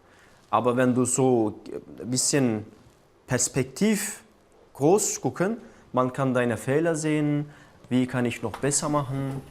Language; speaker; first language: German; non-native, learner; Turkish